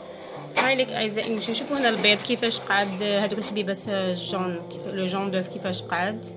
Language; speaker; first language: Arabic; native; Arabic